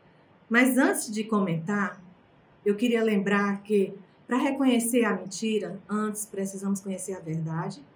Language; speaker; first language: Portuguese; native; Portuguese